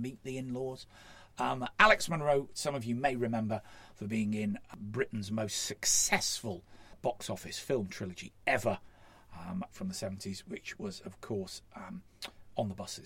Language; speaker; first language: English; native; English